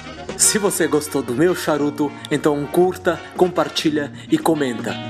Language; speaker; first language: Portuguese; non-native, fluent; Armenian